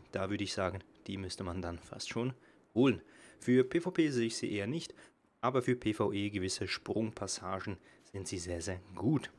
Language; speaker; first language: German; native; German